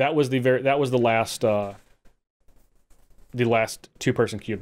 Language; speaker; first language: English; native; English